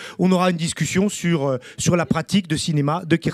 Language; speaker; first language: French; native; French